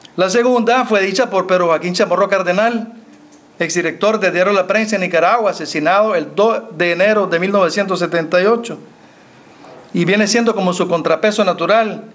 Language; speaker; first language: Spanish; native; Spanish